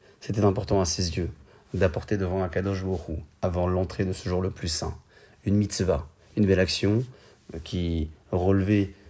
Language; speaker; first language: French; native; French